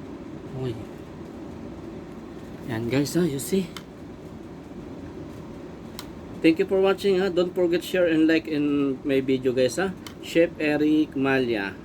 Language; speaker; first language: English; non-native, learner; Filipino